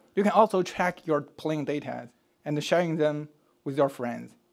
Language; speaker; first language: English; non-native, fluent; Chinese